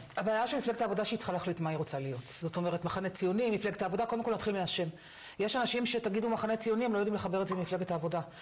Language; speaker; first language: Hebrew; native; Hebrew